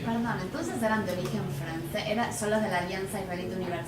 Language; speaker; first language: Spanish; non-native, fluent; English